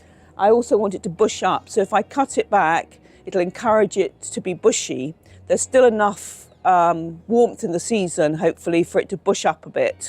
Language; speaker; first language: English; native; English